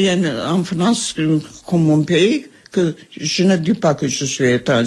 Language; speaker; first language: French; non-native, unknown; Armenian